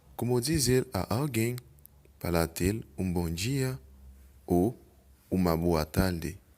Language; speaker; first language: Portuguese; non-native, learner; Haitian Creole